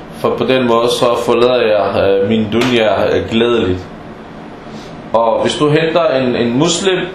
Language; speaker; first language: Danish; early bilingual, other home language; Arabic